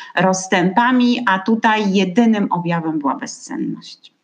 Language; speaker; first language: Polish; native; Polish